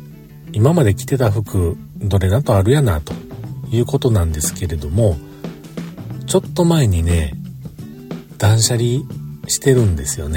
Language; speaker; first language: Japanese; native; Japanese